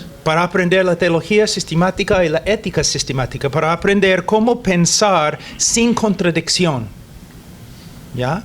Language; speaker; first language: Spanish; non-native, fluent; English